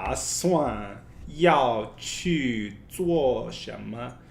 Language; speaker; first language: Chinese; non-native, learner; English